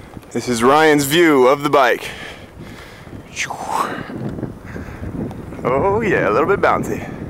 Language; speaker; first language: English; native; English